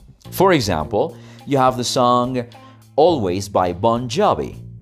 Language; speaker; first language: English; non-native, fluent; Spanish